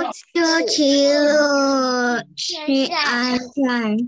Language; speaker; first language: Chinese; early bilingual, heritage; Chinese